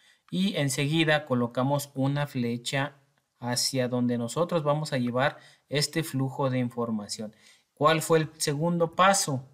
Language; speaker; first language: Spanish; native; Spanish